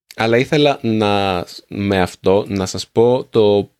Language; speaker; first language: Greek; native; Greek